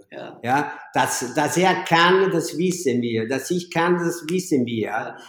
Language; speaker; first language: German; non-native, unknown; Italian